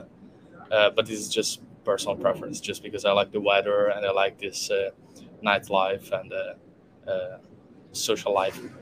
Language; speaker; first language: English; non-native, fluent; Italian